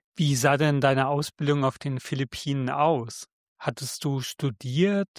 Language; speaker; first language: German; native; German